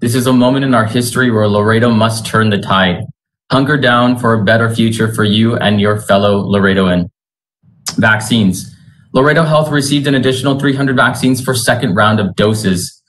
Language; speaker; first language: English; native; English